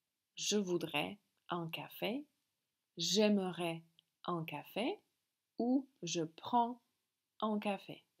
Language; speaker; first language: French; non-native, fluent; Slovak